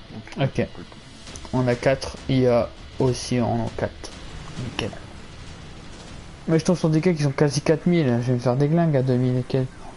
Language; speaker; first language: French; native; French